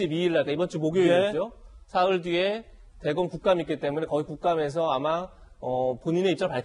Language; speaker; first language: Korean; native; Korean